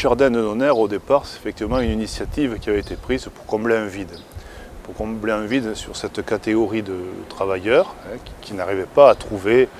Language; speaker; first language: French; native; French